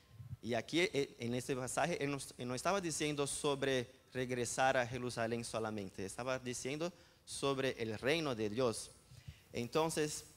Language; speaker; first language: Spanish; non-native, fluent; Portuguese